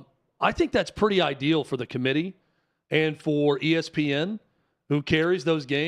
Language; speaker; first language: English; native; English